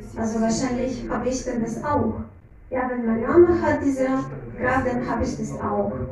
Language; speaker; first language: German; non-native, fluent; Russian